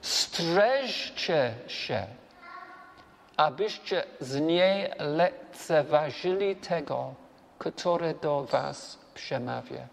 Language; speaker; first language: Polish; non-native, learner; English